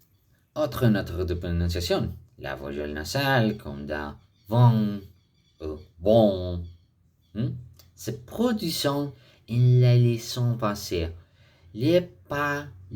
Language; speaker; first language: French; non-native, fluent; Spanish